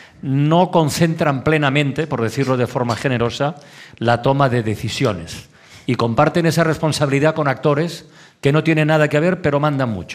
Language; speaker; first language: Spanish; native; Spanish